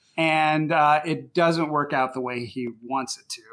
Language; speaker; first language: English; native; English